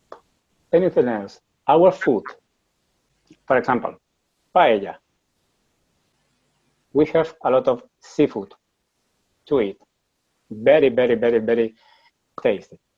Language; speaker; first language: English; non-native, learner; Spanish